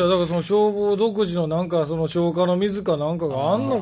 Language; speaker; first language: Japanese; native; Japanese